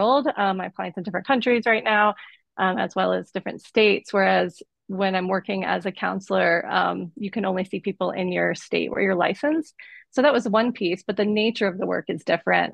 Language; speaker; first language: English; native; English